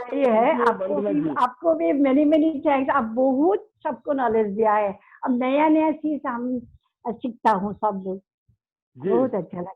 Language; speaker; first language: Hindi; non-native, local second language; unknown